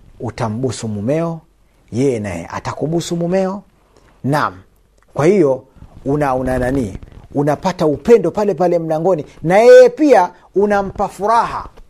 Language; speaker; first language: Swahili; native; Swahili